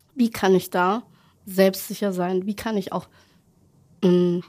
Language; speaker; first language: German; native; German